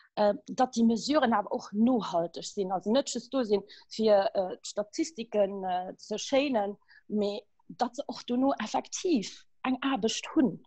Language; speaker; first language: Luxembourgish; early bilingual, other home language; Kabuverdianu